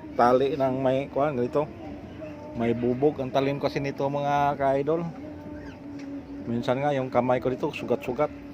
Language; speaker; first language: Filipino; non-native, local second language; Cebuano